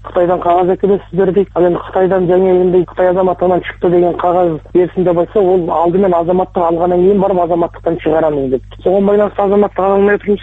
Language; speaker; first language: Kazakh; early bilingual, heritage; Kazakh